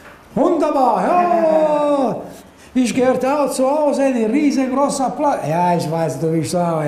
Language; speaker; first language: German; non-native, learner; Italian